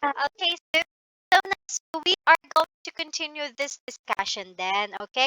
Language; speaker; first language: English; non-native, local second language; Filipino